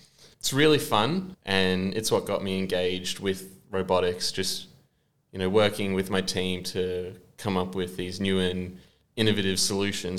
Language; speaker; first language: English; native; English